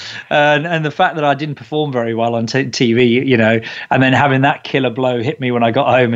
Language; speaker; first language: English; native; English